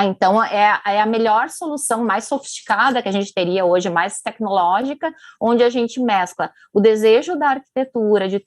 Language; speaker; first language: Portuguese; native; Portuguese